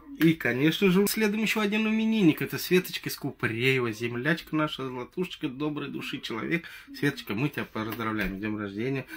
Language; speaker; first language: Russian; native; Russian